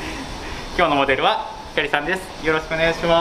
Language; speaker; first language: Japanese; native; Japanese